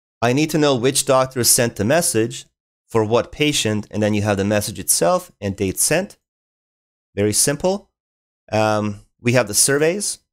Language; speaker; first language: English; native; English